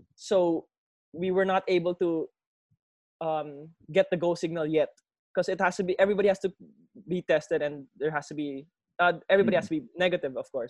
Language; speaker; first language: English; non-native, local second language; Filipino